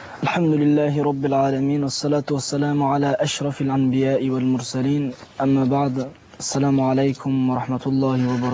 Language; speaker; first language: Arabic; non-native, learner; Tajik